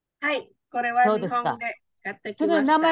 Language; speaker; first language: Japanese; non-native, learner; Indonesian